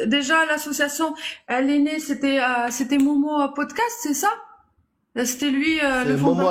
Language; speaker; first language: French; native; French